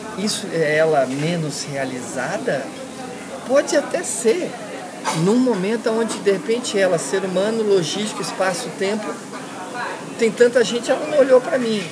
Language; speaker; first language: Portuguese; early bilingual, heritage; Portuguese